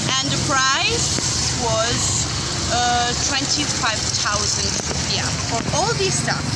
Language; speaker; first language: English; non-native, fluent; Italian